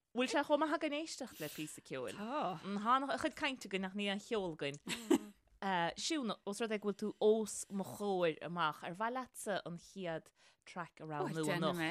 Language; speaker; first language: Irish; native; Irish